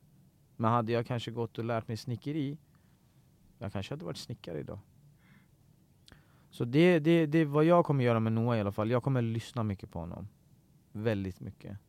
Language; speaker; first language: Swedish; early bilingual, other home language; Persian